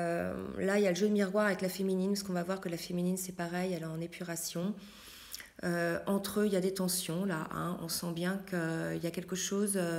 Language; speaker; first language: French; native; French